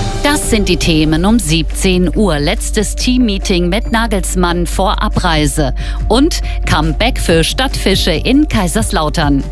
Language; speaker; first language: German; native; German